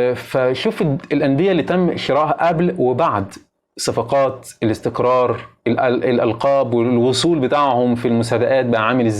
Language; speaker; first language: Arabic; native; Arabic